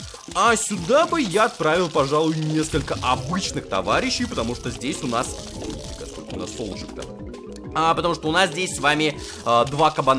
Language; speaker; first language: Russian; native; Russian